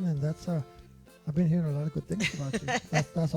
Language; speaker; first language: English; native; English